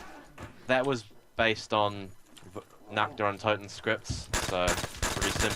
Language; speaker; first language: English; native; English